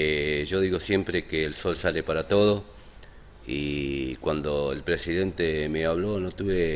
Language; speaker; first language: Spanish; native; Spanish